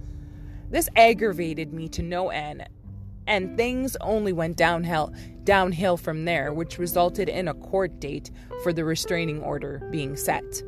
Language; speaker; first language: English; native; English